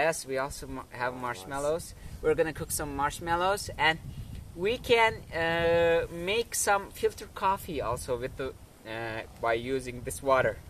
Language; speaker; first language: English; non-native, learner; Turkish